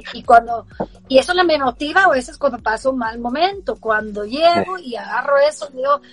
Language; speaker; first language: Spanish; early bilingual, heritage; Spanish